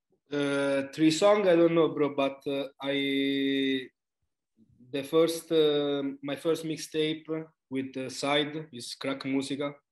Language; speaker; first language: English; non-native, learner; Italian